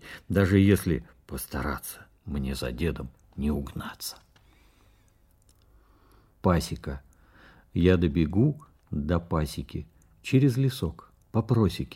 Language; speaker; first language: Russian; native; Russian